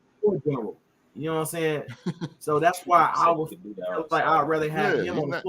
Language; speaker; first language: English; native; English